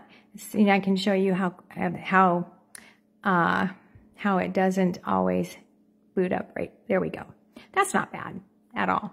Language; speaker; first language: English; native; English